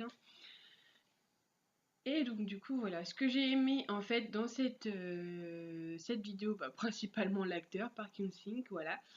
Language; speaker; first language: French; native; French